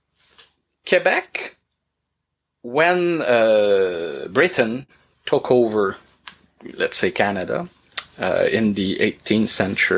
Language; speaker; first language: English; non-native, fluent; French